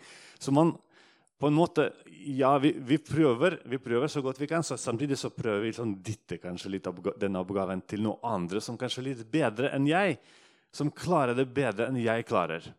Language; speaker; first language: Norwegian; non-native, fluent; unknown